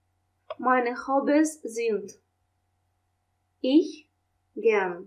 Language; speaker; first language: German; non-native, fluent; Russian